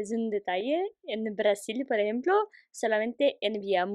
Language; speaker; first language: Spanish; non-native, fluent; Portuguese